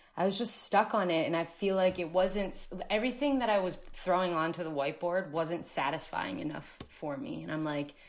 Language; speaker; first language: English; early bilingual, other home language; Spanish